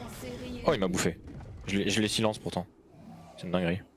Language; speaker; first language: French; native; French